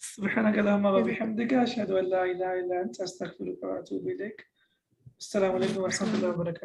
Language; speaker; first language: Arabic; non-native, fluent; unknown